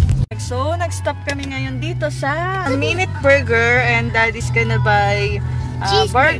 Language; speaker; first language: Filipino; native; Filipino